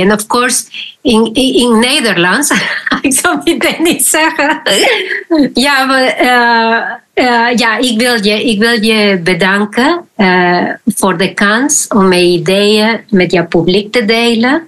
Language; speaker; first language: Dutch; non-native, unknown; Spanish